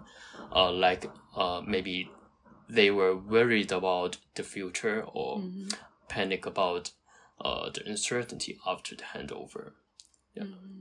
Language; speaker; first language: English; non-native, local second language; Cantonese